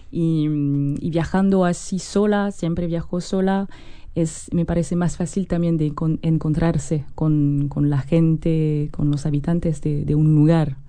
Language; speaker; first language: Spanish; non-native, fluent; French